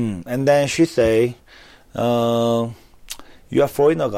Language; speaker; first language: English; non-native, learner; Korean